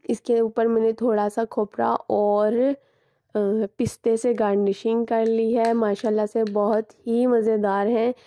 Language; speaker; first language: Hindi; native; Hindi